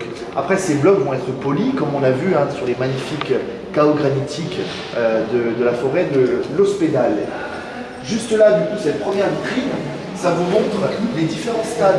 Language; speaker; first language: French; native; French